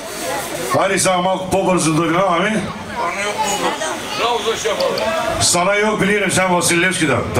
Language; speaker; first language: Bulgarian; non-native, local second language; Turkish